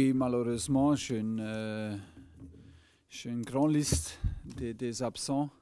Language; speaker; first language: French; non-native, fluent; German